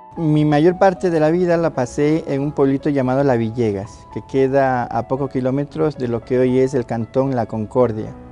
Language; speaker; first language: Spanish; native; Spanish